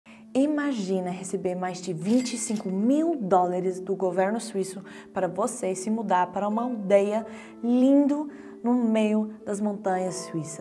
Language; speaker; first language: Portuguese; non-native, fluent; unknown